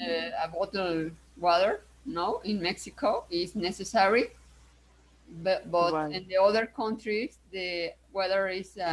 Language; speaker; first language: English; non-native, learner; Spanish